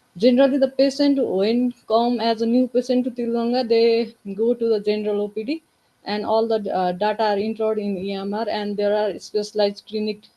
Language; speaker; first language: English; non-native, local second language; Nepali